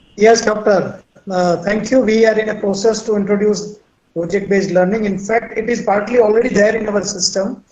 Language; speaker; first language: English; non-native, local second language; Gujarati